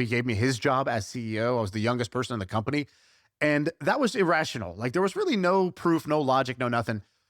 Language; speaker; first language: English; native; English